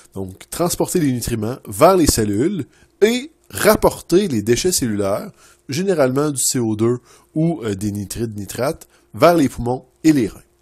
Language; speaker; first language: French; native; French